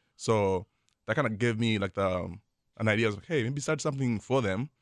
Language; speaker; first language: English; non-native, local second language; Swahili